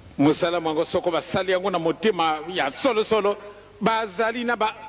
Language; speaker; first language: Lingala; non-native, local second language; Kituba (Democratic Republic of Congo)